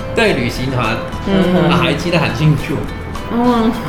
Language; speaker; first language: Chinese; non-native, fluent; Cantonese